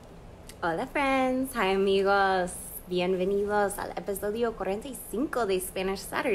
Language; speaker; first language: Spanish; non-native, fluent; English